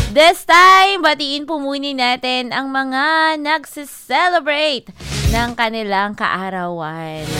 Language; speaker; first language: Filipino; non-native, local second language; Hiligaynon